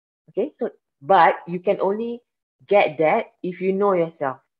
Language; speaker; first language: English; non-native, local second language; Malay